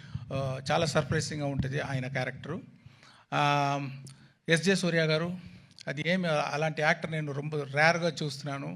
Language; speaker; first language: Telugu; non-native, fluent; Tamil